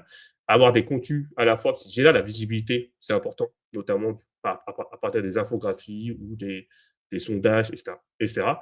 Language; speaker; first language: French; native; French